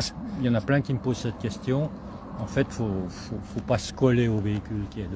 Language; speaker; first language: French; native; French